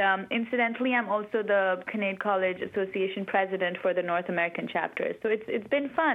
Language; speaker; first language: English; non-native, local second language; Urdu